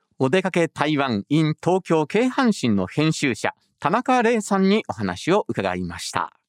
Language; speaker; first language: Japanese; native; Japanese